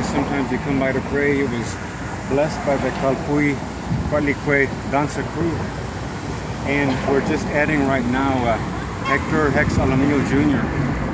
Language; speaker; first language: English; native; English